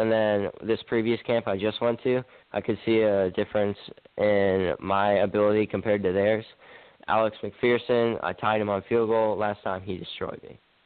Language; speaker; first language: English; native; English